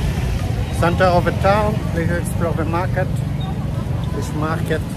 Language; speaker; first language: English; non-native, learner; Dutch